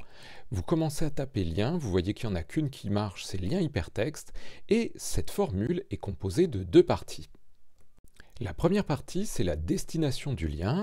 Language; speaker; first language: French; native; French